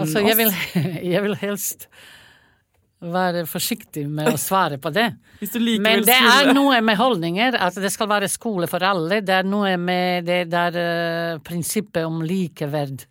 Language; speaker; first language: Norwegian; non-native, fluent; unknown